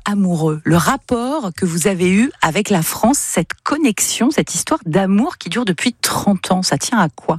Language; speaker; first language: French; native; French